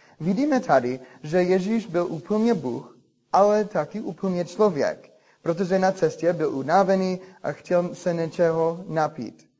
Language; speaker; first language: Czech; non-native, learner; English